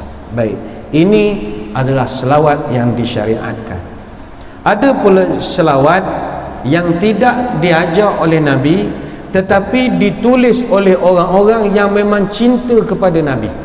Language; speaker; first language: Malay; native; Malay